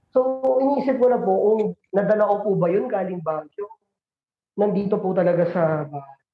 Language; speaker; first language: Filipino; native; Filipino